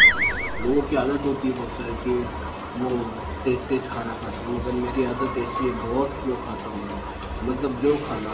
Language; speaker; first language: Hindi; native; Hindi